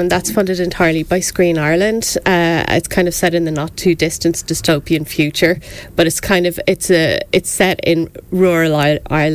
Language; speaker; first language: English; native; English